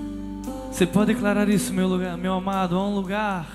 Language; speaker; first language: Portuguese; native; Portuguese